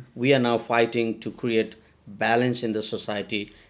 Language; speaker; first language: English; non-native, local second language; Nepali